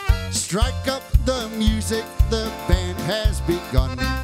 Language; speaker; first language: English; native; English